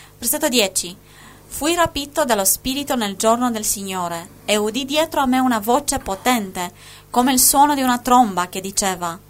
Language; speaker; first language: Italian; non-native, fluent; Spanish